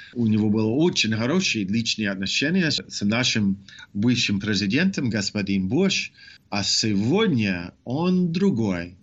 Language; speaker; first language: Russian; non-native, fluent; English